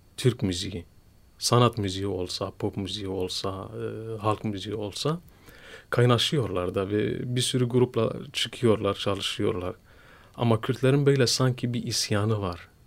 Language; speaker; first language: Turkish; non-native, fluent; Kurdish